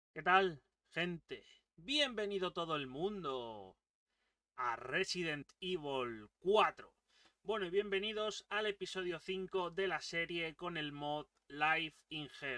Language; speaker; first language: Spanish; native; Spanish